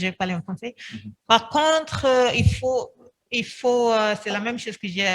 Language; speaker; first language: French; non-native, fluent; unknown